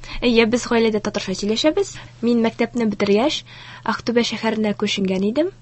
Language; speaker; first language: Tatar; early bilingual, heritage; Tatar